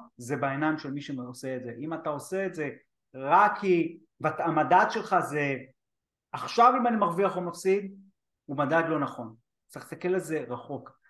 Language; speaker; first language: Hebrew; native; Hebrew